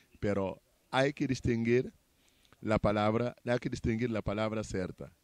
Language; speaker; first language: Spanish; non-native, learner; Portuguese